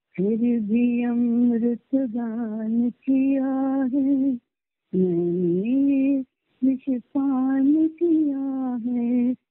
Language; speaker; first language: Hindi; non-native, local second language; Marathi